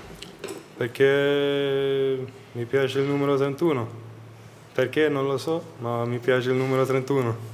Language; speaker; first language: Italian; non-native, fluent; Swedish